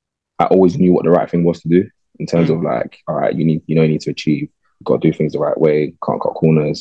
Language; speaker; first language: English; native; English